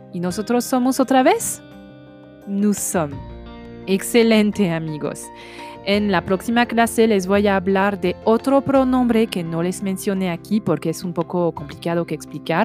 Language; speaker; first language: Spanish; non-native, fluent; French